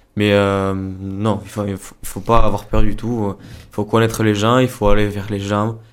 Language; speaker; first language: French; non-native, fluent; Spanish